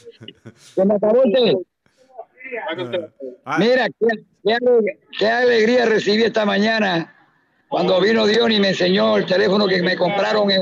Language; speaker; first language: Spanish; native; Spanish